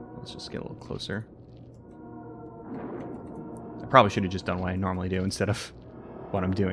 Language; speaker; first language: English; native; English